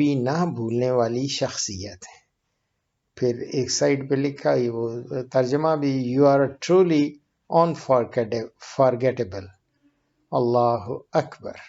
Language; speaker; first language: Urdu; native; Urdu